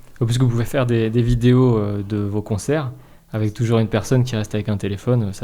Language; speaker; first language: French; native; French